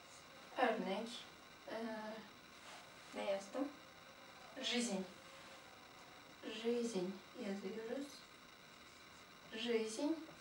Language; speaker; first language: Turkish; non-native, fluent; Russian